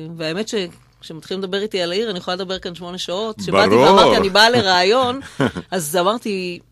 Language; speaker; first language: Hebrew; native; Hebrew